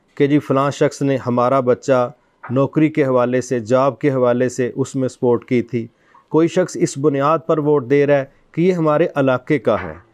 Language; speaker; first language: Urdu; non-native, local second language; Punjabi